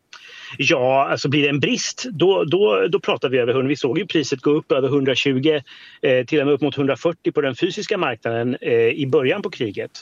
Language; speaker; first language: Swedish; native; Swedish